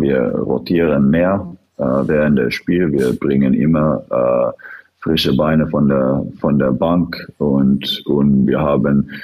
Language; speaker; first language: German; non-native, fluent; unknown